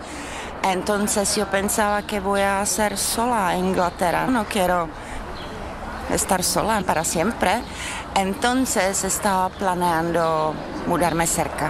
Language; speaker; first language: Spanish; non-native, fluent; Czech